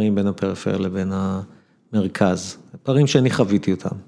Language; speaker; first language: Hebrew; native; Hebrew